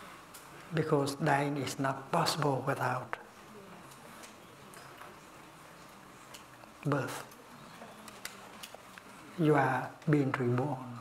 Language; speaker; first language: English; non-native, fluent; Vietnamese